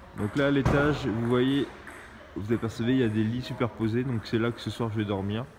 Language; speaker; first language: French; native; French